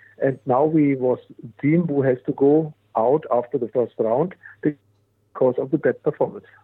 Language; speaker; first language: English; non-native, fluent; German